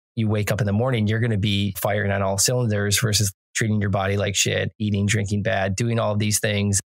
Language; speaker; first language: English; native; English